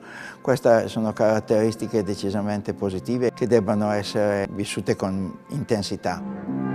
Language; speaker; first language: Italian; native; Italian